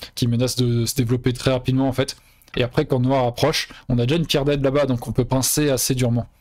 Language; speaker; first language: French; native; French